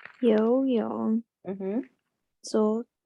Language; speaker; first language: Chinese; non-native, learner; Norwegian